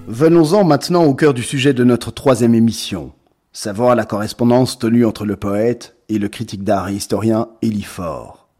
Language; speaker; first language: French; native; French